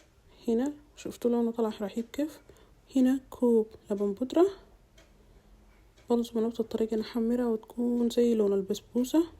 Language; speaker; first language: Arabic; native; Arabic